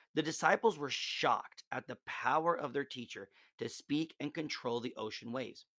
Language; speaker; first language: English; native; English